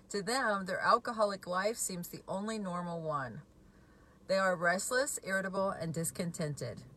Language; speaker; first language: English; native; English